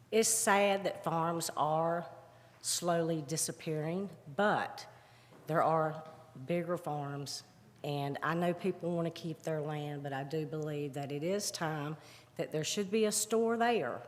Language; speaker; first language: English; native; English